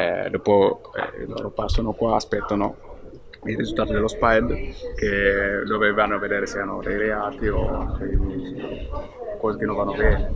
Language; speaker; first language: Italian; non-native, fluent; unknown